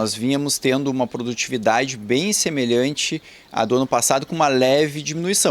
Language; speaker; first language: Portuguese; native; Portuguese